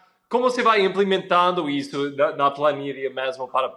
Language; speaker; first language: Portuguese; non-native, fluent; English